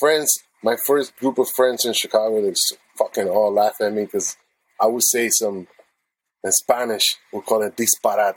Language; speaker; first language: English; non-native, fluent; Spanish